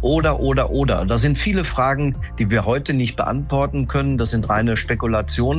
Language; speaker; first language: German; native; German